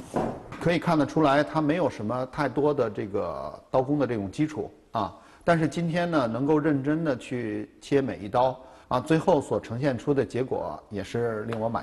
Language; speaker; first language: Chinese; native; Chinese